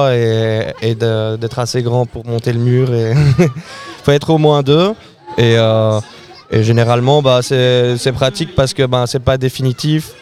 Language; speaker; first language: French; native; French